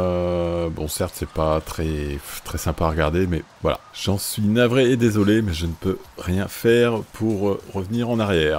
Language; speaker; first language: French; native; French